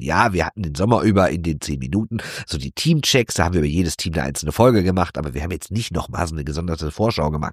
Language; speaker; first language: German; native; German